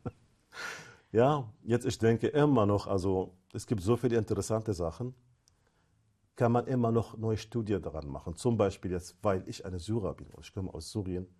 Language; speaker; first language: German; non-native, fluent; Arabic